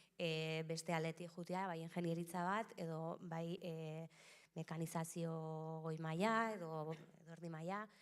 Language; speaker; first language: Basque; native; Basque